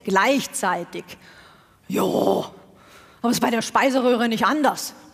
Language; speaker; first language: German; native; German